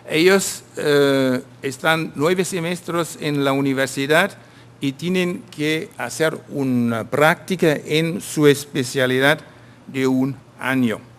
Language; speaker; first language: Spanish; non-native, fluent; German